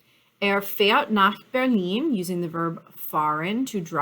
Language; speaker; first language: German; non-native, fluent; English